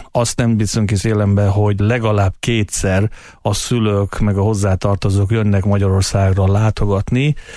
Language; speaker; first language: Hungarian; non-native, fluent; Persian